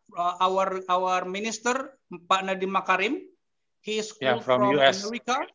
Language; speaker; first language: English; non-native, fluent; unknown